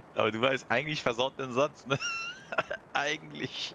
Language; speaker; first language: German; native; German